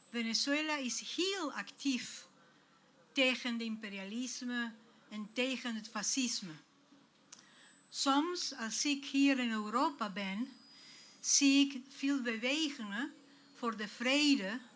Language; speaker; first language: Dutch; non-native, fluent; Spanish